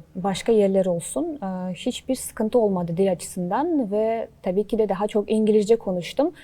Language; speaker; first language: Turkish; non-native, fluent; Kazakh